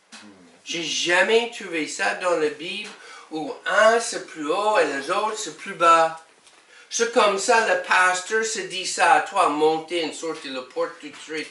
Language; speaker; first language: French; non-native, learner; English